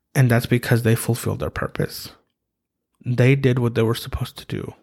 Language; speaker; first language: English; early bilingual, other home language; Spanish